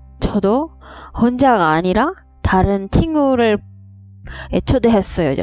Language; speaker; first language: Korean; non-native, learner; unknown